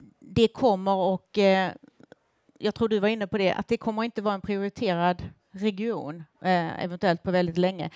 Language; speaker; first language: Swedish; native; Swedish